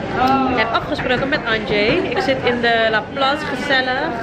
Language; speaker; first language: Dutch; native; Dutch